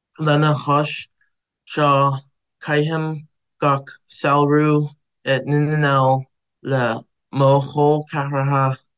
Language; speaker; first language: Irish; non-native, fluent; English